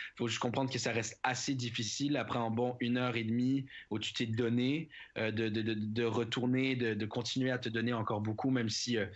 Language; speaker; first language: French; native; French